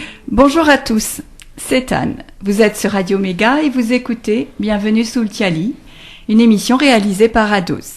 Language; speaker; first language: French; native; French